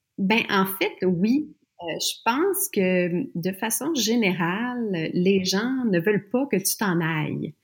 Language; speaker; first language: French; native; French